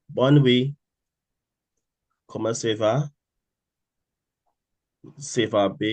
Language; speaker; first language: French; non-native, learner; English